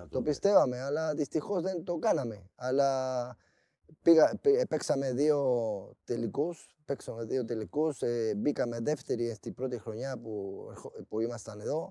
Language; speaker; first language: Greek; non-native, fluent; Spanish